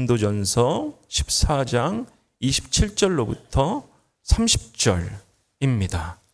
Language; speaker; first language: Korean; native; Korean